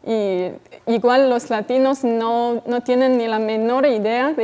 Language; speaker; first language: Spanish; non-native, fluent; Chinese